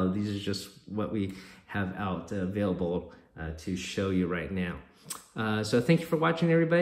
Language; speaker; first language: English; native; English